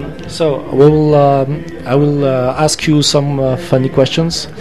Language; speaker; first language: English; non-native, learner; French